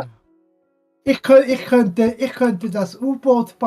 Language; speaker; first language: German; non-native, fluent; French